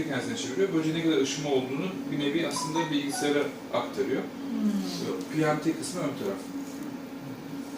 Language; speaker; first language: Turkish; native; Turkish